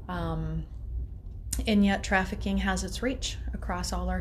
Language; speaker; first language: English; native; English